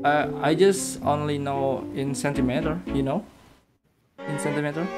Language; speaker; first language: English; non-native, learner; Indonesian